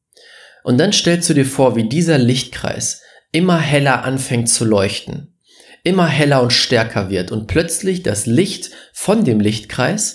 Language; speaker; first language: German; native; German